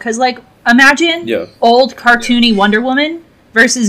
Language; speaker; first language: English; native; English